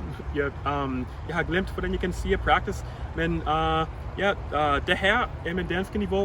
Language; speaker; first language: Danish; non-native, learner; English